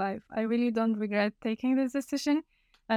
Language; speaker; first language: English; non-native, fluent; Romanian